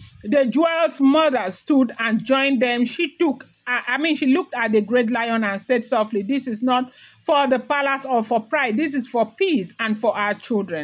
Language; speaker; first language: English; non-native, local second language; Yoruba